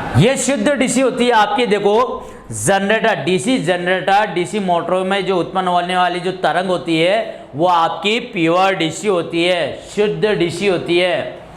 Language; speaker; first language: Hindi; native; Hindi